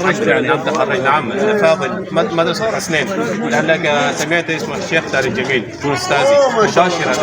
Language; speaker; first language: Arabic; non-native, fluent; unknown